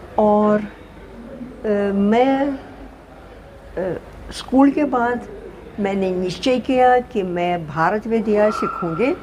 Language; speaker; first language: Hindi; non-native, fluent; Russian